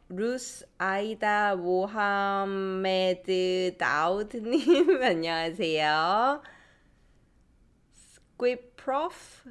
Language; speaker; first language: Korean; non-native, fluent; English